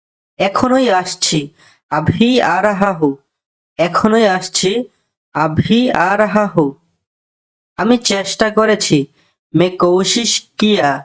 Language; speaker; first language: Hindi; non-native, learner; Bangla